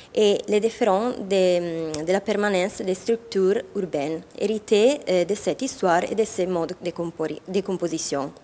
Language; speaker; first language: French; non-native, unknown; Italian